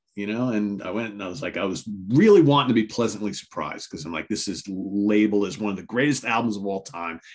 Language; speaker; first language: English; native; English